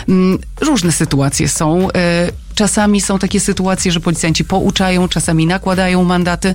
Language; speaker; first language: Polish; native; Polish